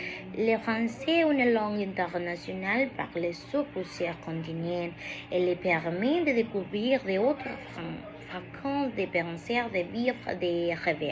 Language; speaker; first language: French; non-native, learner; Spanish